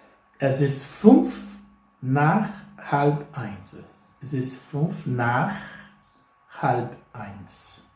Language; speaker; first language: German; non-native, fluent; English